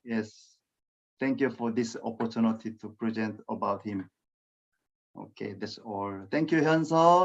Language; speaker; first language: English; non-native, fluent; Korean